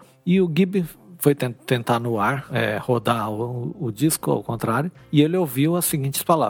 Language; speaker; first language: Portuguese; native; Portuguese